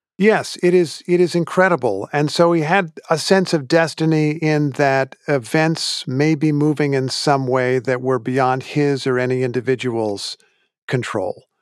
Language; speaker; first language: English; native; English